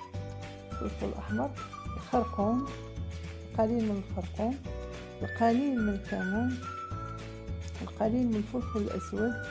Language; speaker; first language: Arabic; native; Arabic